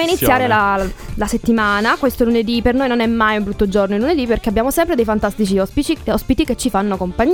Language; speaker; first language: Italian; native; Italian